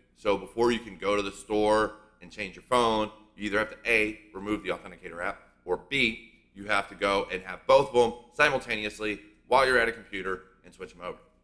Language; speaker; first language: English; native; English